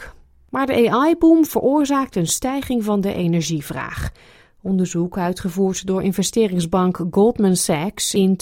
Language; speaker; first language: Dutch; native; Dutch